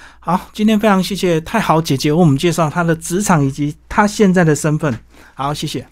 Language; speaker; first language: Chinese; native; Chinese